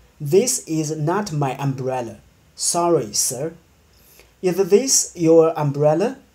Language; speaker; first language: English; non-native, learner; Chinese